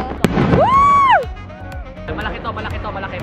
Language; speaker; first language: Korean; non-native, learner; Filipino